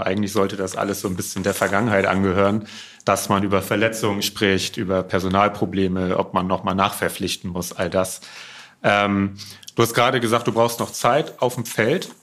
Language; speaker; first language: German; native; German